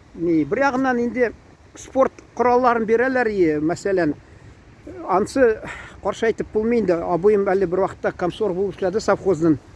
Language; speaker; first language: Tatar; early bilingual, heritage; Tatar